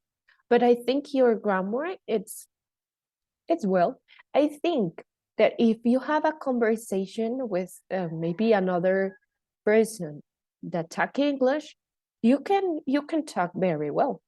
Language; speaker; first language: English; non-native, fluent; Spanish